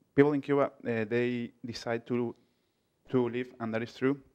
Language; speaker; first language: English; non-native, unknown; Spanish